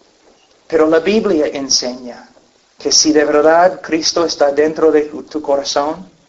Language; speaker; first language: Spanish; non-native, fluent; English